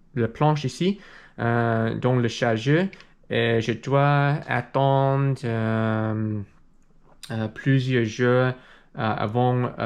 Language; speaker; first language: French; non-native, learner; English